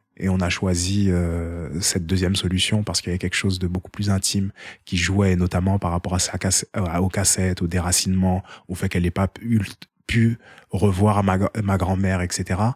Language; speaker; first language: French; early bilingual, other home language; Haitian Creole